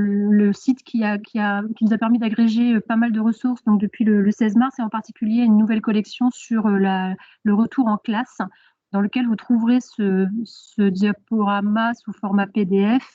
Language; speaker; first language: French; native; French